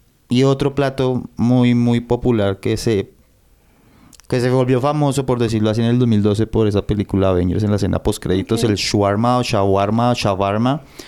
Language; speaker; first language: Spanish; native; Spanish